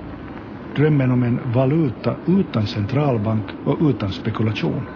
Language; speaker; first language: Swedish; native; Swedish